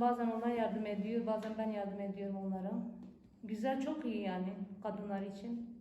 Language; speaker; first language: Turkish; non-native, local second language; Kurdish